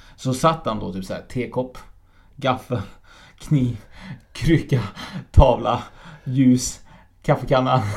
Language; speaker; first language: Swedish; native; Swedish